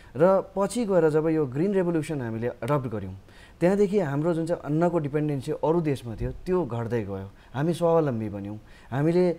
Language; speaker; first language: Nepali; native; Nepali